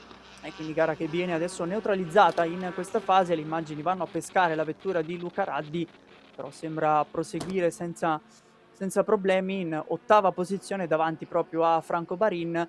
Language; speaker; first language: Italian; native; Italian